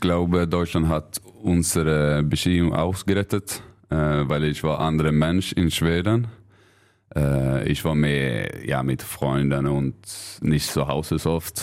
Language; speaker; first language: German; non-native, learner; Swedish